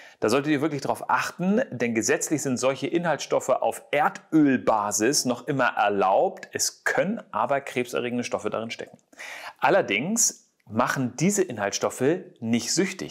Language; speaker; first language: German; native; German